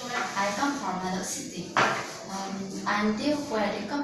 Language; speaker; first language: English; non-native, learner; Vietnamese